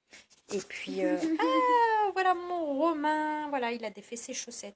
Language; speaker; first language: French; native; French